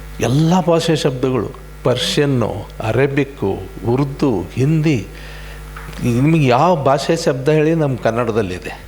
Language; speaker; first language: Kannada; native; Kannada